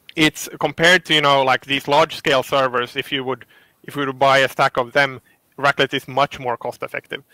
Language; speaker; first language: English; non-native, fluent; Finnish